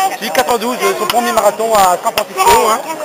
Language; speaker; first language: French; native; French